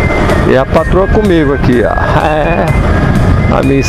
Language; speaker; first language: Portuguese; native; Portuguese